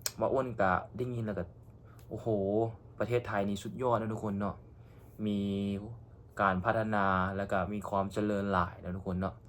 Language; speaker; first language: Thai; non-native, local second language; Northeastern Thai